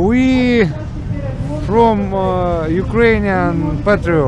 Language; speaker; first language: English; non-native, learner; Ukrainian